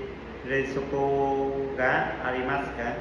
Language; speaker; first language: Japanese; non-native, learner; Vietnamese